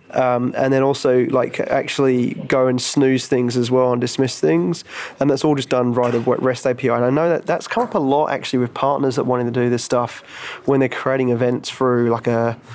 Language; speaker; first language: English; native; English